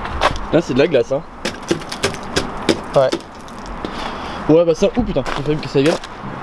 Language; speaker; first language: French; native; French